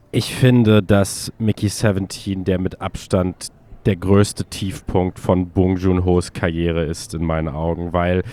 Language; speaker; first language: German; native; German